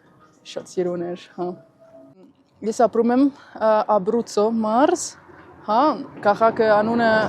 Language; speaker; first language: Armenian; non-native, learner; Italian